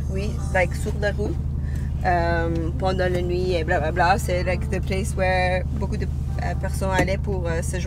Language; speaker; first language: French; non-native, learner; English